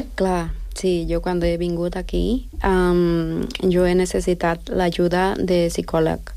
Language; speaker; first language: Catalan; non-native, fluent; Spanish